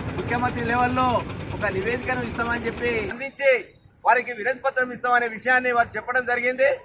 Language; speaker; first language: Telugu; non-native, local second language; Lambadi